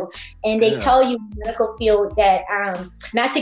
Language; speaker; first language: English; native; English